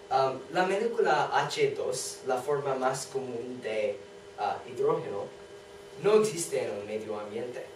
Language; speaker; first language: Spanish; non-native, learner; English